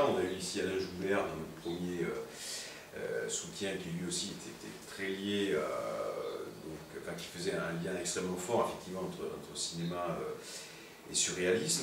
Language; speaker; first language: French; native; French